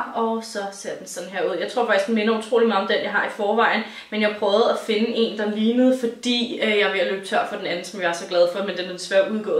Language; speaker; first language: Danish; native; Danish